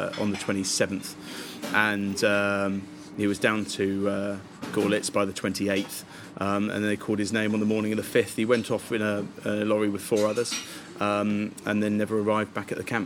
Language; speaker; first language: English; native; English